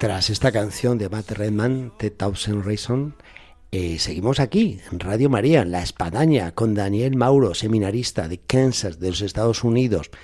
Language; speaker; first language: Spanish; native; Spanish